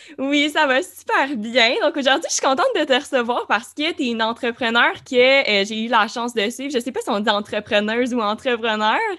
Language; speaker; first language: French; native; French